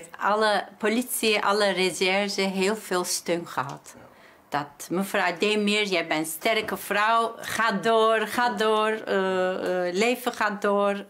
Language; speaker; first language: Dutch; non-native, learner; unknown